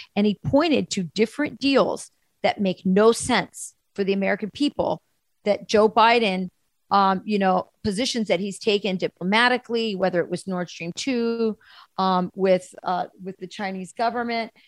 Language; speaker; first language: English; native; English